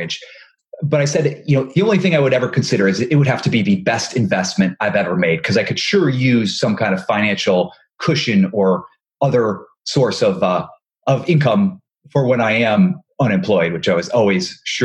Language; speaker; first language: English; native; English